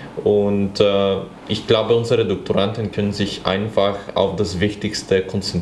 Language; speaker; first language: German; non-native, fluent; Bulgarian